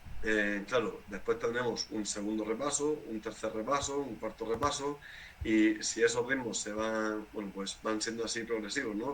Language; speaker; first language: Spanish; native; Spanish